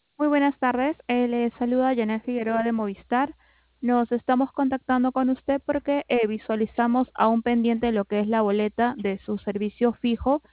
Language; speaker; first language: Spanish; native; Spanish